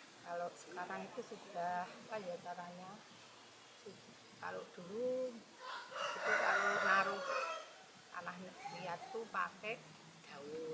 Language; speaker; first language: Indonesian; non-native, local second language; Javanese